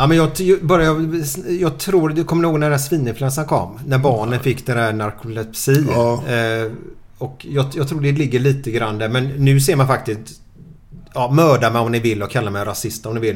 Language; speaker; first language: Swedish; native; Swedish